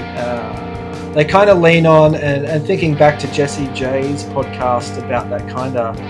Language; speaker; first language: English; native; English